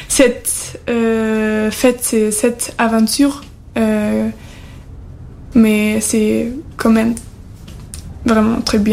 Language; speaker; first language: French; non-native, learner; German